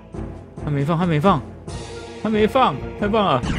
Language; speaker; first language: Chinese; native; Chinese